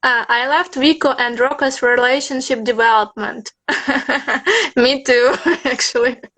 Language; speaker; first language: English; non-native, learner; Russian